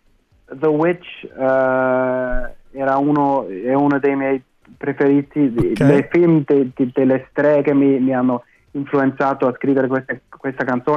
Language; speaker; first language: Italian; non-native, fluent; German